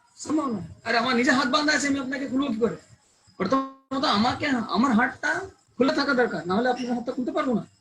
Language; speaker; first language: Bangla; non-native, local second language; Hindi